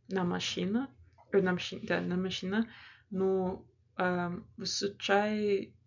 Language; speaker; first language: Russian; non-native, learner; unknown